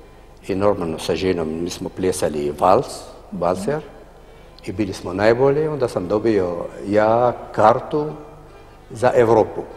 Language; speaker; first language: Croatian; non-native, fluent; Arabic